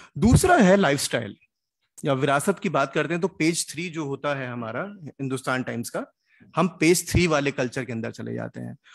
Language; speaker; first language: Hindi; native; Hindi